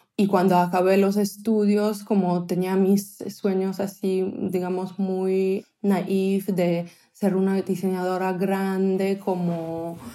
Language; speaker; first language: Spanish; non-native, fluent; Hebrew